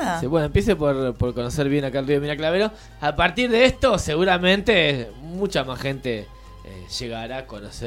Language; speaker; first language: Spanish; native; Spanish